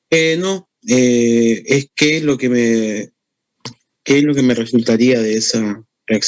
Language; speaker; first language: Spanish; native; Spanish